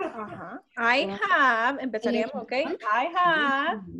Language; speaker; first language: English; non-native, learner; Spanish